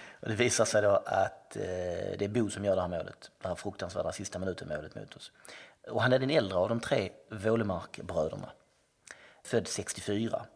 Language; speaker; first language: Swedish; native; Swedish